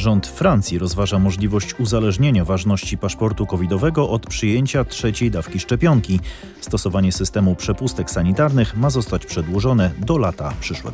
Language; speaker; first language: Polish; native; Polish